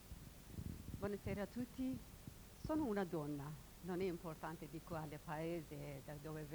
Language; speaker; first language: Italian; non-native, learner; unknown